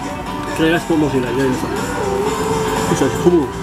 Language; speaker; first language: French; native; French